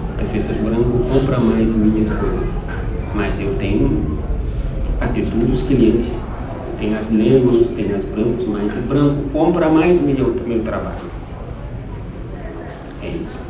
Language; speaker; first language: Portuguese; non-native, learner; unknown